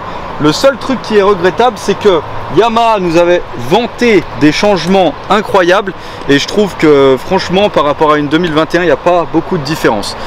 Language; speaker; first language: French; native; French